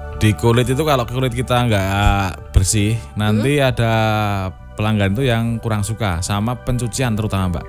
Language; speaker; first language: Indonesian; non-native, local second language; Javanese